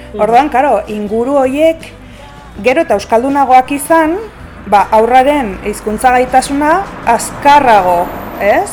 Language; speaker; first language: Basque; non-native, local second language; Spanish